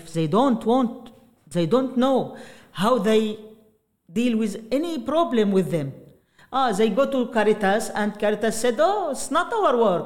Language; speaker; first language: English; non-native, learner; Arabic